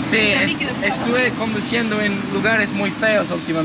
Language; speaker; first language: Spanish; non-native, learner; English